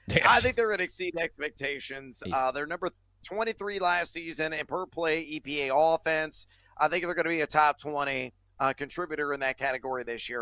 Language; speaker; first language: English; native; English